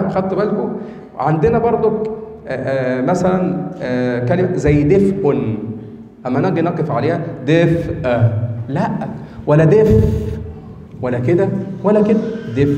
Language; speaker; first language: Arabic; native; Arabic